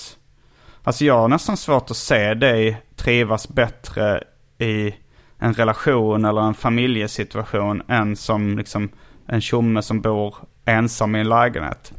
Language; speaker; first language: Swedish; native; Swedish